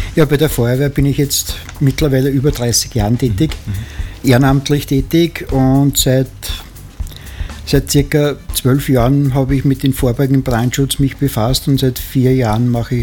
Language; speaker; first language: German; native; German